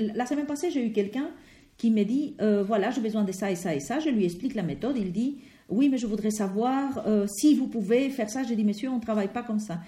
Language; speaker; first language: French; non-native, fluent; Spanish